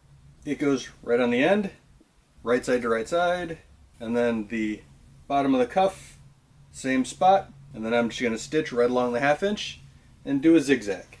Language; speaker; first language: English; native; English